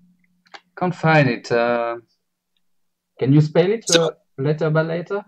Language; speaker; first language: English; non-native, learner; Spanish